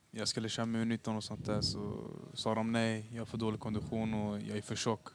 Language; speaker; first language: Swedish; early bilingual, other home language; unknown